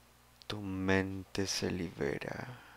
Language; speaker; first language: Spanish; native; Spanish